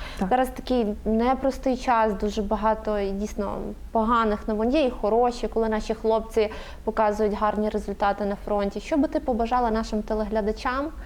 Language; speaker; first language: Ukrainian; native; Ukrainian